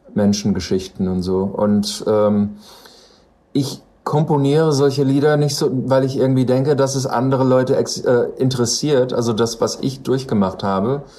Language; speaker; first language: German; non-native, fluent; English